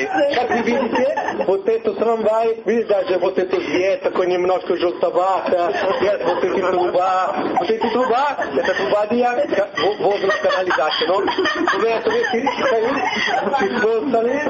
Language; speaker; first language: Russian; non-native, learner; Italian